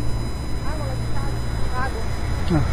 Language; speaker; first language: Portuguese; native; Portuguese